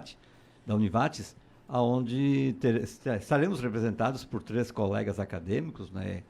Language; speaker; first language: Portuguese; native; Portuguese